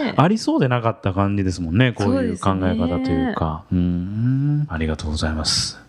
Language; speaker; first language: Japanese; native; Japanese